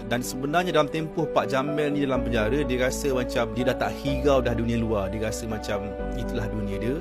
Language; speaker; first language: Malay; native; Malay